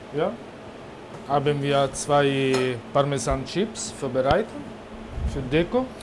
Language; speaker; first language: German; non-native, learner; Italian